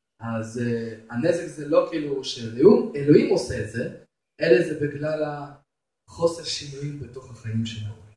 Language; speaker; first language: Hebrew; non-native, fluent; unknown